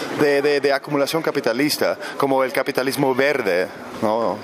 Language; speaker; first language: Spanish; non-native, fluent; German